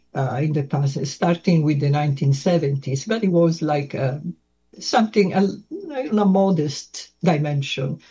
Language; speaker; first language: English; non-native, fluent; Italian